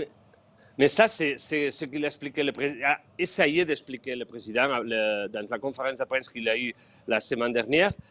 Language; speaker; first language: French; non-native, fluent; Spanish